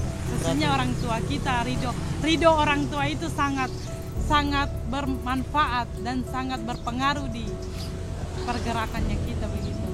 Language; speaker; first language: Indonesian; native; Indonesian